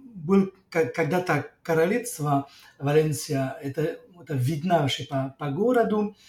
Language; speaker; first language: Russian; non-native, fluent; French